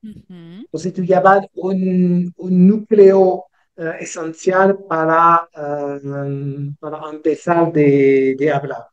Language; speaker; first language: Spanish; non-native, learner; French